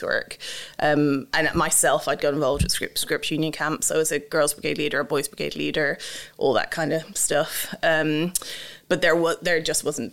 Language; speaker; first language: English; native; English